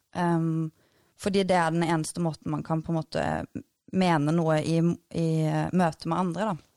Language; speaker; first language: Norwegian; native; Norwegian